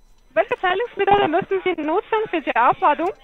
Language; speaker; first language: German; non-native, learner; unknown